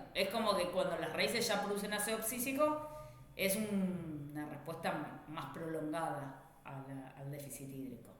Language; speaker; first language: Spanish; native; Spanish